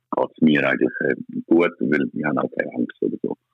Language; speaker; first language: German; native; German